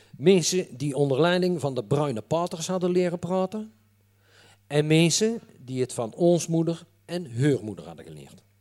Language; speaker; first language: Dutch; native; Dutch